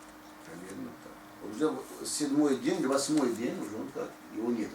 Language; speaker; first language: Russian; native; Russian